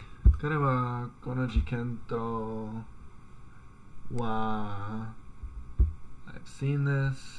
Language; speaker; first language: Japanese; non-native, learner; English